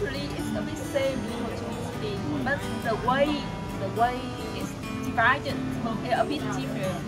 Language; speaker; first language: English; non-native, fluent; Vietnamese